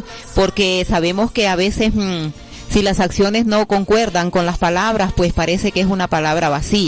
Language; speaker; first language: Spanish; native; Spanish